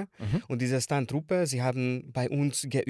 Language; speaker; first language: German; non-native, learner; Hungarian